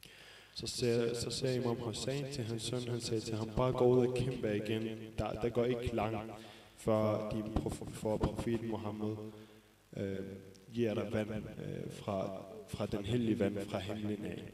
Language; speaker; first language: Danish; early bilingual, other home language; Arabic